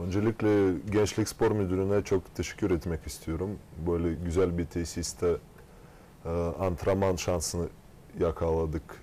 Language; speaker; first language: Turkish; non-native, fluent; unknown